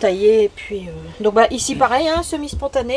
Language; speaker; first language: French; native; French